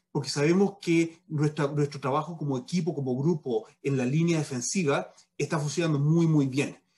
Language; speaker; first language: Spanish; early bilingual, heritage; Spanish